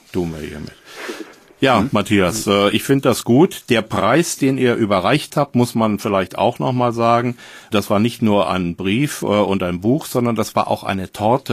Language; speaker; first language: German; native; German